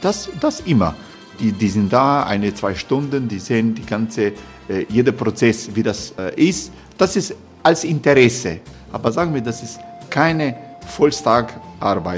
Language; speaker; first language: German; non-native, learner; Croatian